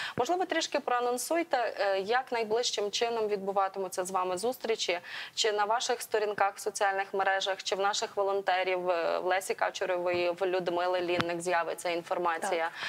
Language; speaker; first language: Ukrainian; native; Ukrainian